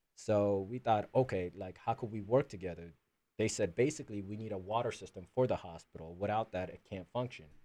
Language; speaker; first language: English; early bilingual, other home language; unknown